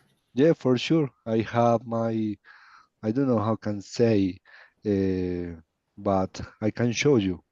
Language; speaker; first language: English; non-native, learner; Spanish